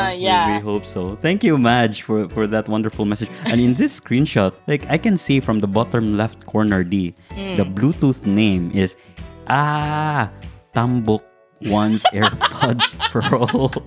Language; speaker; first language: English; non-native, local second language; Cebuano